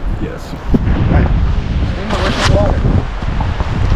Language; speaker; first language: English; native; English